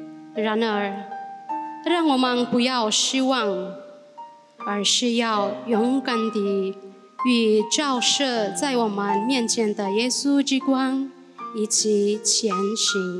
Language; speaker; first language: Chinese; native; Chinese